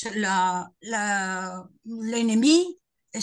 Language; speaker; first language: French; non-native, learner; Spanish